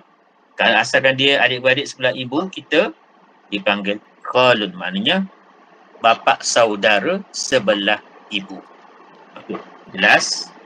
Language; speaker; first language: Malay; native; Malay